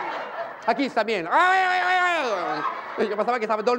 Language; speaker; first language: Spanish; non-native, learner; French